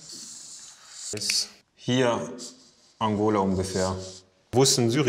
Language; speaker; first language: German; early bilingual, other home language; Portuguese